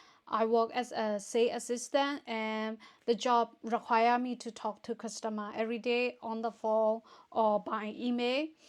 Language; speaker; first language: English; non-native, fluent; Burmese